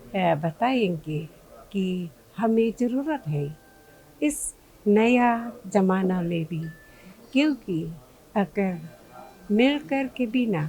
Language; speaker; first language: Hindi; non-native, local second language; Khasi